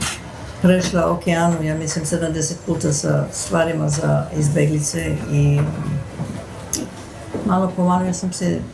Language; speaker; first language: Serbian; early bilingual, heritage; Serbian